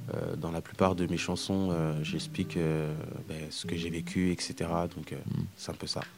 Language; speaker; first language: French; native; French